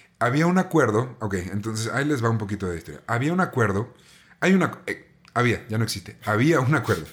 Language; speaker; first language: Spanish; native; Spanish